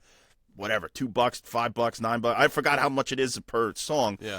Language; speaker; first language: English; native; English